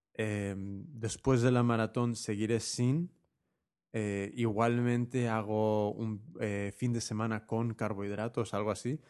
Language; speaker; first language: Spanish; native; Spanish